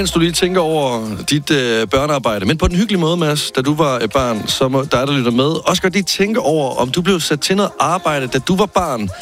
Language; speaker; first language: Danish; native; Danish